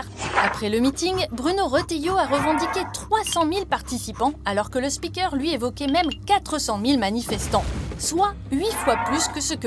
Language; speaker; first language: French; native; French